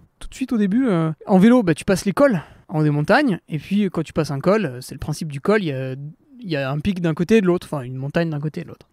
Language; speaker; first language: French; native; French